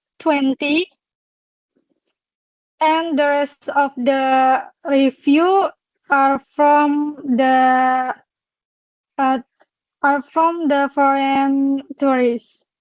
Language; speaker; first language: English; non-native, local second language; Indonesian